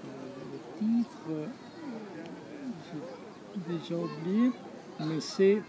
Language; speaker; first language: French; non-native, fluent; Italian